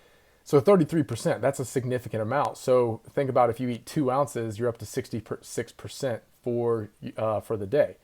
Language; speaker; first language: English; native; English